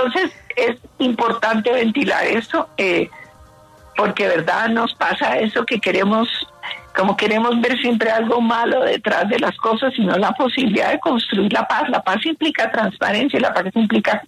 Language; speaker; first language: Spanish; native; Spanish